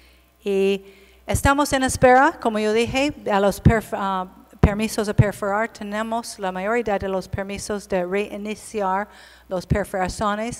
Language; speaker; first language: Spanish; non-native, learner; English